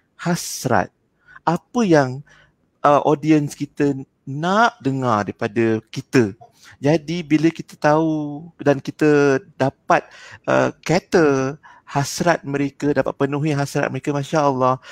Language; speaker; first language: Malay; native; Malay